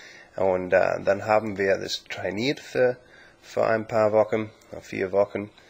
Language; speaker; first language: German; non-native, learner; English